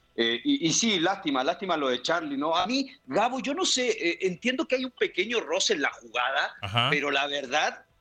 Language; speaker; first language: Spanish; native; Spanish